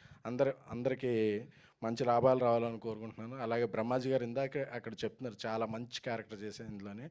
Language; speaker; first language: Telugu; native; Telugu